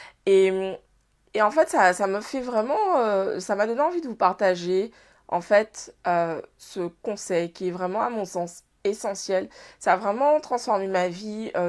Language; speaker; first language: French; native; French